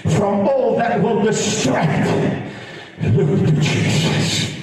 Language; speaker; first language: English; non-native, local second language; Afrikaans